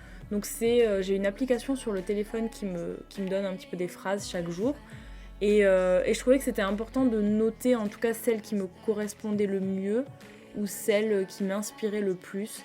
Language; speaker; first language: French; native; French